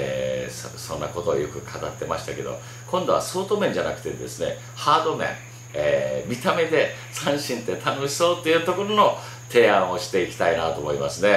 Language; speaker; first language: Japanese; native; Japanese